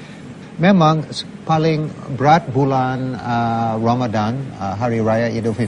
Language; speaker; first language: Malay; non-native, fluent; English